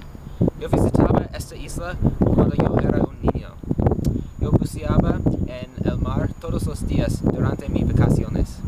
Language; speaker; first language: Spanish; non-native, learner; English